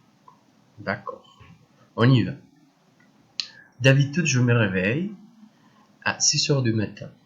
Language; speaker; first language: French; non-native, learner; Spanish